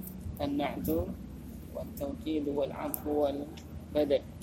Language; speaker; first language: Arabic; non-native, fluent; Indonesian